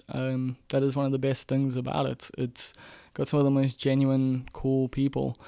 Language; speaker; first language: English; native; English